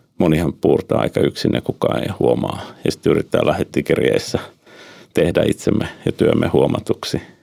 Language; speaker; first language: Finnish; native; Finnish